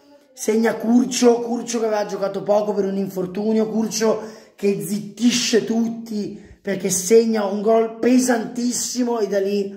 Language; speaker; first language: Italian; native; Italian